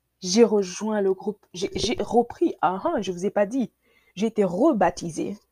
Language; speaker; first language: French; non-native, local second language; Lingala